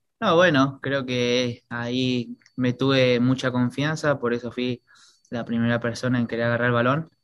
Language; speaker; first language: Spanish; native; Spanish